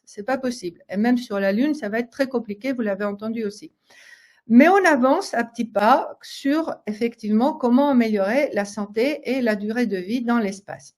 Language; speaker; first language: French; native; French